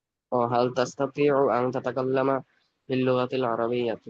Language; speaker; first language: Arabic; non-native, learner; Bangla